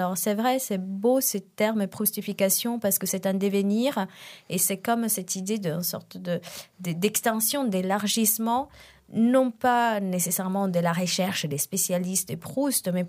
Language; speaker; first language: French; non-native, fluent; Italian